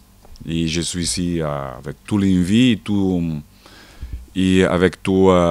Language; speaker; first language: French; non-native, learner; Portuguese